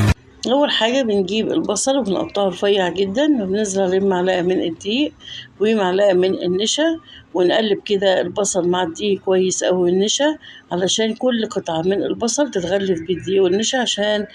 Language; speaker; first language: Arabic; native; Arabic